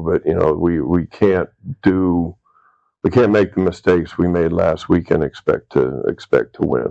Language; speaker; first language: English; native; English